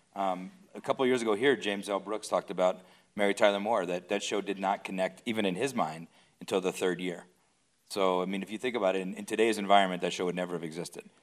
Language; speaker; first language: English; native; English